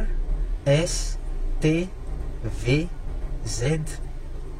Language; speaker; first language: Indonesian; non-native, fluent; Malagasy